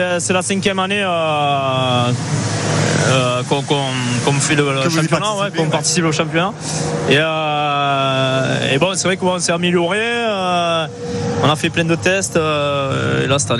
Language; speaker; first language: French; native; French